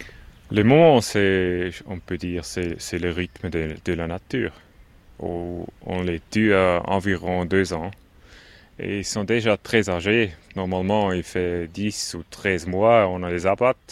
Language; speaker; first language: French; non-native, local second language; German